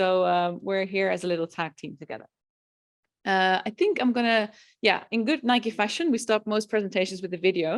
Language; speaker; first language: English; non-native, fluent; Dutch